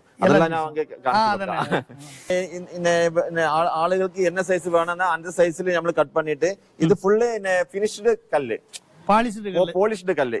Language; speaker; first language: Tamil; non-native, learner; Malayalam